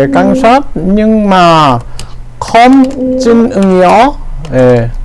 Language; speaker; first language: Vietnamese; non-native, learner; Korean